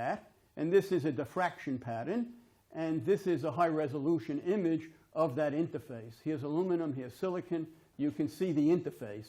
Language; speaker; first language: English; native; English